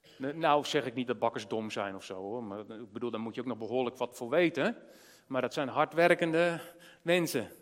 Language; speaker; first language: Dutch; native; Dutch